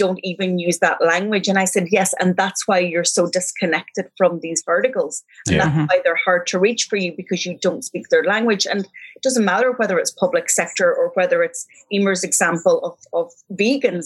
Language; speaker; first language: English; native; English